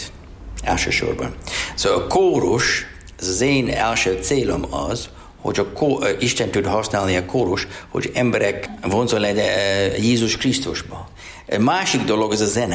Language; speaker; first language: Hungarian; non-native, learner; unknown